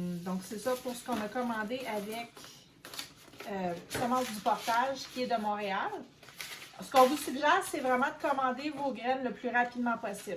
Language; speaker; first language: French; native; French